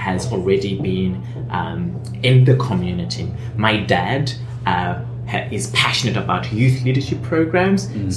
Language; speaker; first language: English; native; English